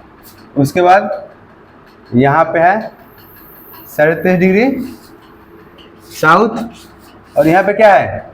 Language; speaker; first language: Hindi; native; Hindi